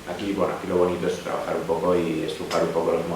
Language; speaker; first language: Spanish; native; Spanish